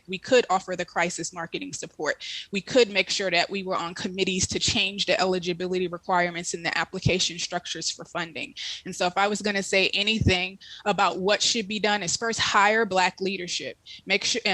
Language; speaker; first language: English; native; English